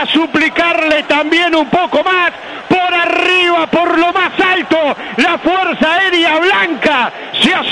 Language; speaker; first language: Spanish; native; Spanish